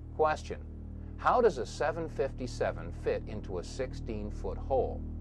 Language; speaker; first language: English; native; English